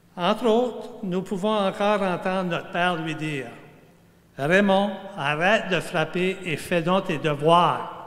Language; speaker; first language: French; native; French